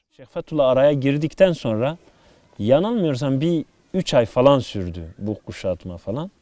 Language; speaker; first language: Turkish; native; Turkish